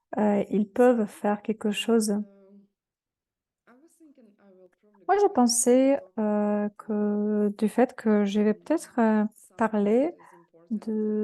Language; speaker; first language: French; non-native, fluent; Russian